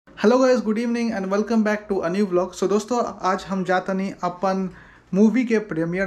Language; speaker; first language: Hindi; non-native, local second language; Bhojpuri